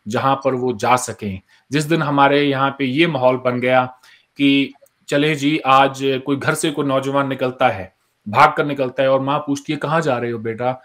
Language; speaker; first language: Hindi; native; Hindi